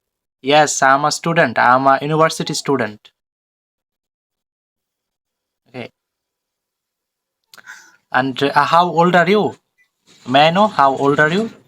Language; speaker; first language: English; non-native, fluent; Bangla